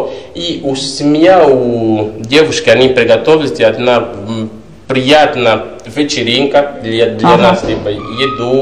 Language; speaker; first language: Russian; non-native, learner; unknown